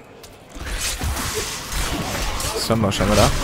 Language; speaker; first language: German; native; German